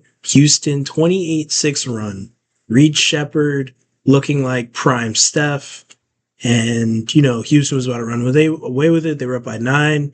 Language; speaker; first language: English; native; English